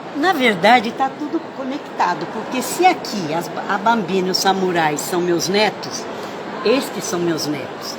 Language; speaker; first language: Portuguese; early bilingual, other home language; Italian